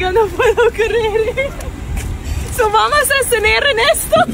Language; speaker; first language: Spanish; non-native, learner; English